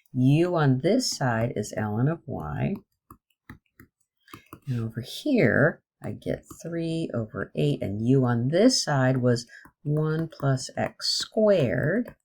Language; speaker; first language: English; native; English